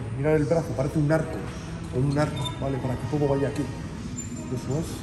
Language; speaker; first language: Spanish; native; Spanish